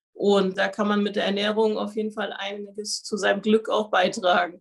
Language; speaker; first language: German; native; German